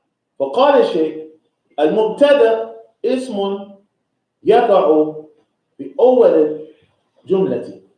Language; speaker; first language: Arabic; non-native, fluent; English